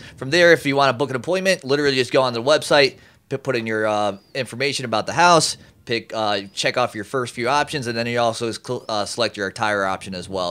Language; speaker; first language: English; native; English